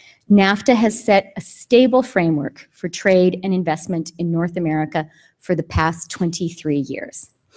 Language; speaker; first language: English; native; English